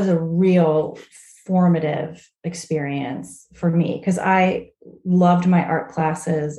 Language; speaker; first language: English; native; English